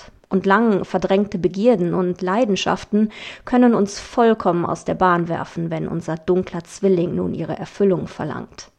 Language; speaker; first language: German; native; German